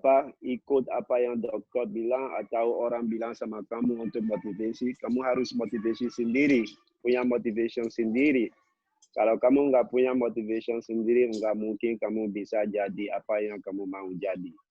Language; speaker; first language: Indonesian; non-native, local second language; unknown